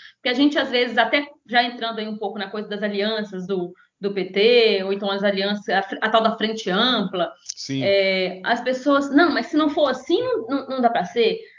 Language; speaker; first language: Portuguese; native; Portuguese